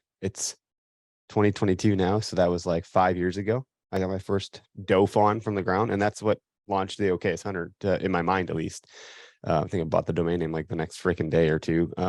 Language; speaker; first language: English; native; English